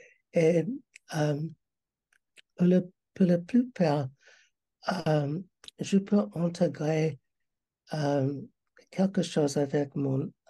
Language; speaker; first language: French; non-native, learner; English